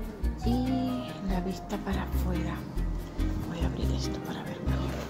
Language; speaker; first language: Spanish; native; Spanish